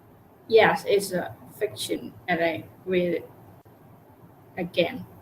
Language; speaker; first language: English; non-native, learner; Thai